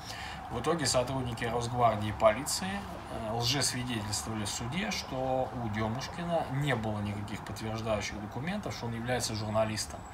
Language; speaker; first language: Russian; native; Russian